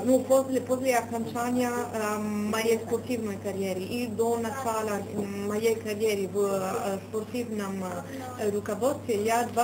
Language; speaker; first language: Russian; non-native, fluent; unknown